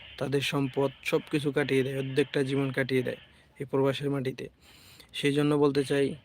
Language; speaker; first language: Bangla; native; Bangla